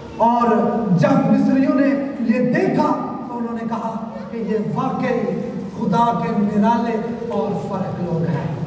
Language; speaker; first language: Urdu; non-native, local second language; Punjabi